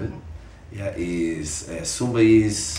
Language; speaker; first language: English; non-native, fluent; Portuguese